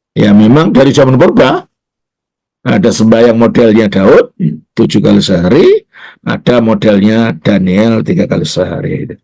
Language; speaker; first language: Indonesian; native; Indonesian